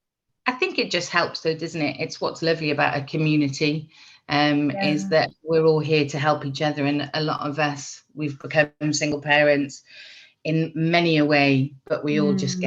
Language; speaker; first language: English; native; English